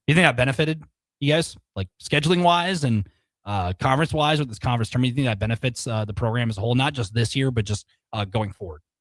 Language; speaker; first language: English; native; English